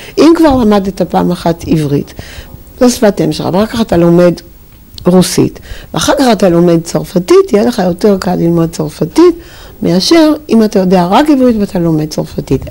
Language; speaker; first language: Hebrew; native; Hebrew